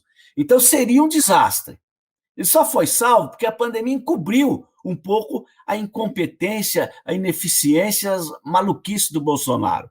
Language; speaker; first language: Portuguese; native; Portuguese